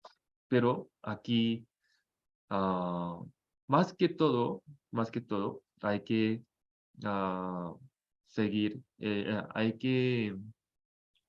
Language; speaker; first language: Spanish; non-native, fluent; Korean